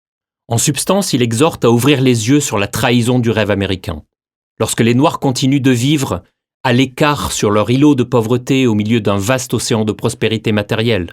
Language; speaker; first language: French; native; French